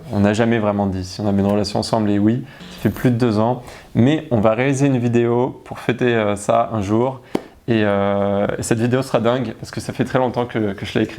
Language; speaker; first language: French; native; French